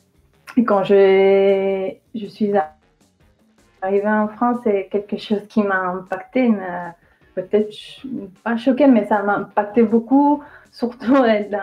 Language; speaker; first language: French; non-native, fluent; Spanish